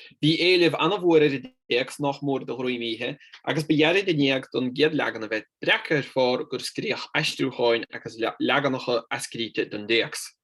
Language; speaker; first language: Irish; non-native, fluent; Italian